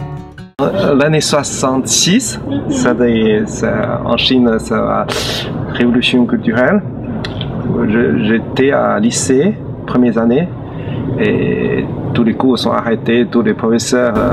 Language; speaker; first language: French; non-native, learner; Chinese